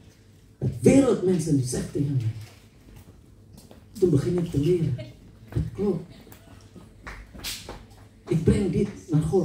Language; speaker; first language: Dutch; non-native, learner; Indonesian